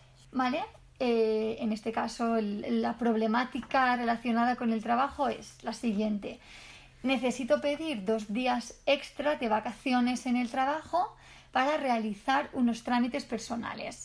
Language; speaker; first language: Spanish; native; Spanish